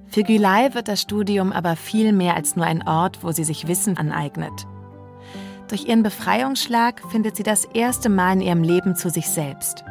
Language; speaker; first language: German; native; German